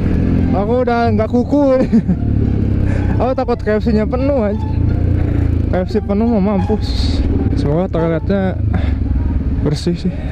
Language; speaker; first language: Indonesian; native; Indonesian